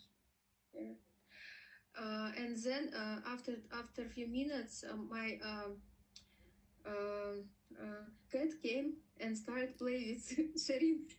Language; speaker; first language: English; non-native, learner; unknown